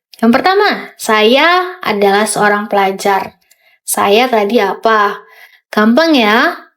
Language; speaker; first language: Indonesian; native; Indonesian